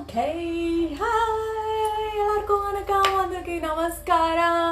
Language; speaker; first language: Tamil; non-native, local second language; Kannada